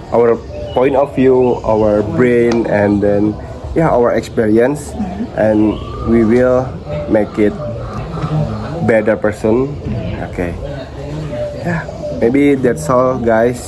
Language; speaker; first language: English; non-native, learner; Indonesian